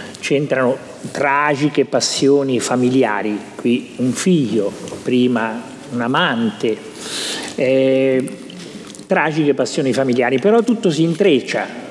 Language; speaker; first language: Italian; native; Italian